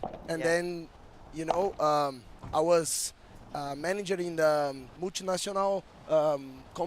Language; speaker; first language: English; non-native, fluent; Portuguese